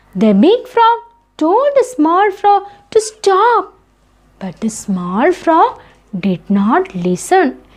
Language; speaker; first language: English; non-native, local second language; Malayalam